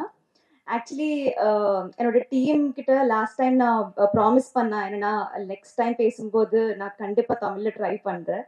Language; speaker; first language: Tamil; non-native, learner; Telugu